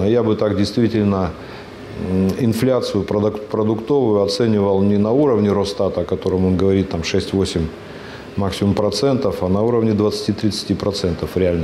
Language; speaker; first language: Russian; native; Russian